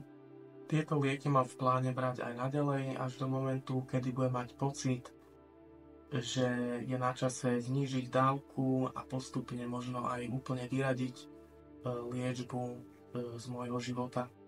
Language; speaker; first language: Slovak; native; Slovak